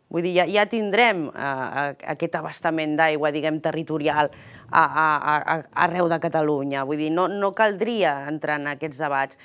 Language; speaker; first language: Catalan; early bilingual, other home language; Spanish